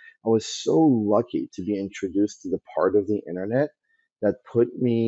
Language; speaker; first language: English; early bilingual, other home language; Persian